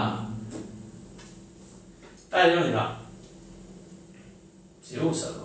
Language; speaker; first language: French; native; French